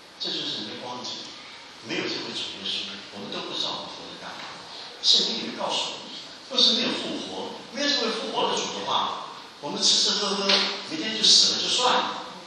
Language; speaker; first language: Chinese; native; Chinese